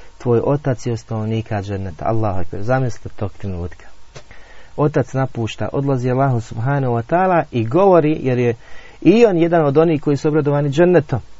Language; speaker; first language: Bosnian; native; Bosnian